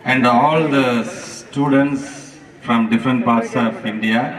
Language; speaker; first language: English; non-native, local second language; Tamil